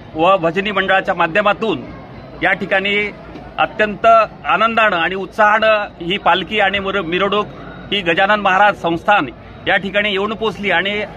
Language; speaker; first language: Marathi; native; Marathi